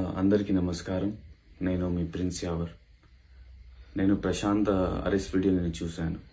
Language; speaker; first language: Telugu; non-native, local second language; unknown